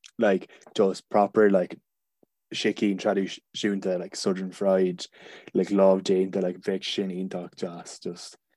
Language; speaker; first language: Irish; non-native, local second language; English